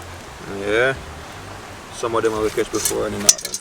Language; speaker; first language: English; native; English